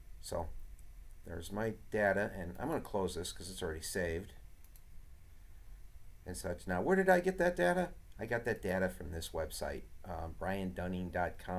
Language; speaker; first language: English; native; English